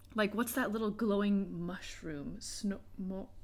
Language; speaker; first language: English; native; English